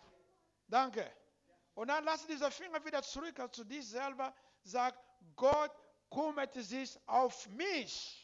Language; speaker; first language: German; non-native, learner; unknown